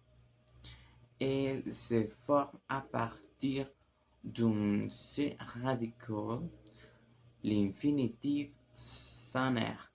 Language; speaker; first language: French; non-native, learner; Spanish